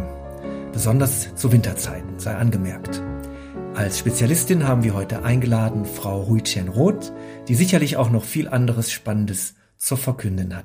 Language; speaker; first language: German; native; German